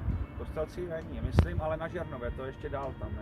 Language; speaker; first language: Czech; native; Czech